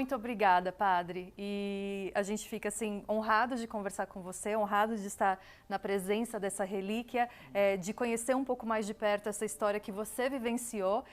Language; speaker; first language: Portuguese; native; Portuguese